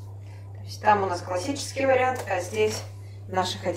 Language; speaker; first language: Russian; native; Russian